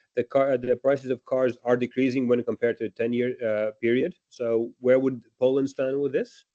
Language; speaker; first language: English; non-native, fluent; Latvian